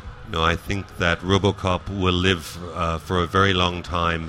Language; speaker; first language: English; native; English